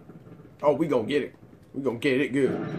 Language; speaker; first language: English; native; English